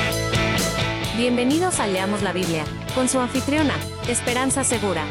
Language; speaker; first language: Spanish; native; Spanish